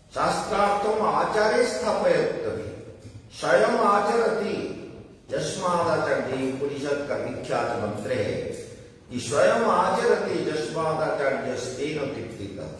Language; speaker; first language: Hindi; non-native, local second language; Bangla